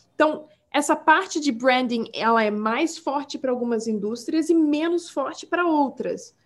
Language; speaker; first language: Portuguese; non-native, local second language; English